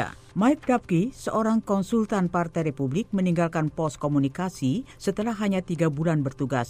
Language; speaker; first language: Indonesian; native; Indonesian